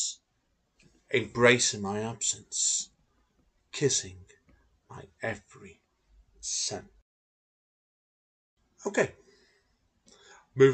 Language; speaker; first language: English; native; English